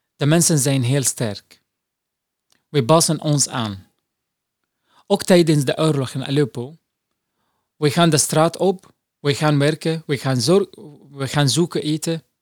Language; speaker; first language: Dutch; non-native, fluent; Arabic